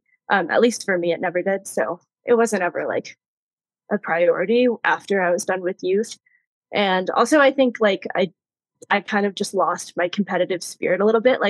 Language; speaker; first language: English; native; English